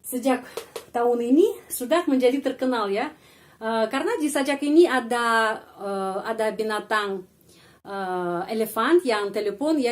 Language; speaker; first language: Indonesian; non-native, fluent; Russian